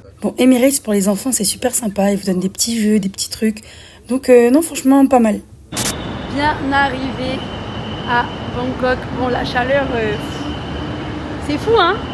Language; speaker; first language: French; native; French